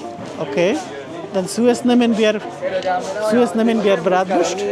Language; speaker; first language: German; non-native, learner; Bangla